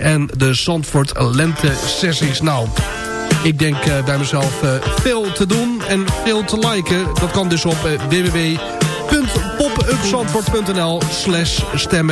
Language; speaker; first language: Dutch; native; Dutch